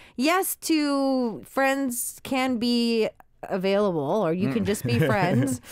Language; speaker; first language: English; early bilingual, other home language; Korean